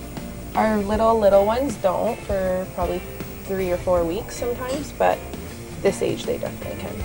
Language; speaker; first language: English; native; English